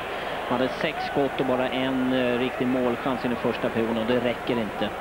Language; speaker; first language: Swedish; native; Swedish